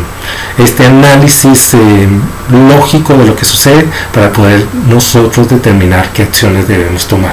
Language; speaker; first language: Spanish; native; Spanish